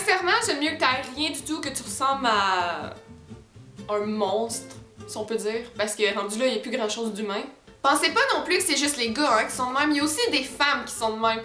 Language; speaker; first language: French; native; French